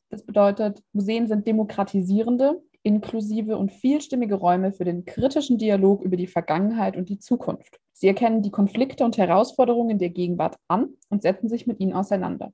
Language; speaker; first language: German; native; German